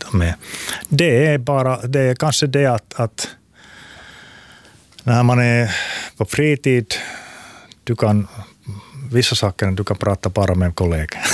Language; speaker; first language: Swedish; non-native, local second language; Finnish